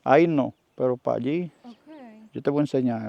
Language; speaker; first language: Spanish; native; Spanish